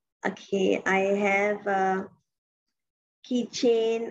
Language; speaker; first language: English; non-native, local second language; Tamil